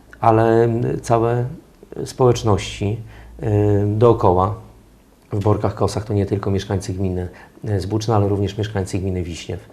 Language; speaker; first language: Polish; native; Polish